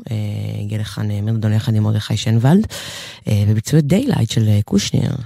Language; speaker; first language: Hebrew; native; Hebrew